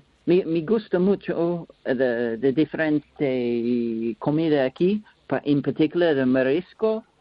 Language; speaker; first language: Spanish; non-native, learner; English